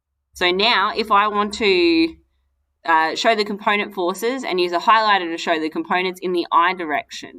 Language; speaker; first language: English; native; English